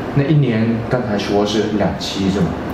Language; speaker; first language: Chinese; native; Chinese